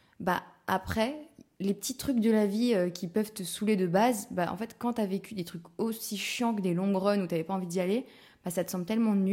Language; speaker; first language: French; native; French